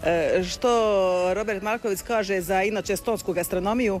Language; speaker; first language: Serbian; native; Serbian